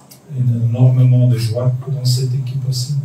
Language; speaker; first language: French; non-native, local second language; Dutch